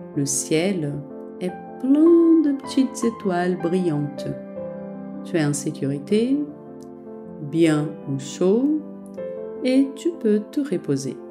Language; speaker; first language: French; non-native, fluent; Portuguese